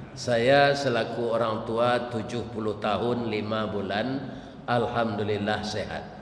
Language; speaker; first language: Malay; non-native, local second language; Minangkabau